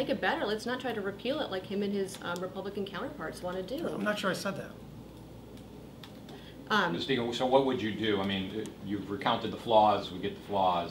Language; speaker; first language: English; native; English